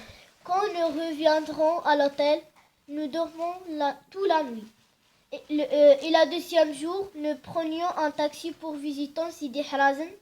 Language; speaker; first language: French; non-native, learner; Arabic